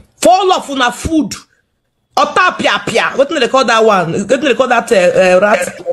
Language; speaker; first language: Nigerian Pidgin; non-native, local second language; Igbo